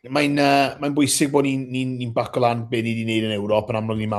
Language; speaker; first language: Welsh; native; Welsh